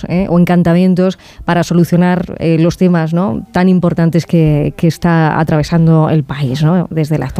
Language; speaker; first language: Spanish; native; Spanish